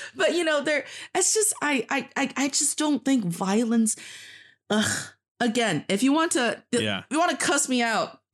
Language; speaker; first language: English; non-native, fluent; Chinese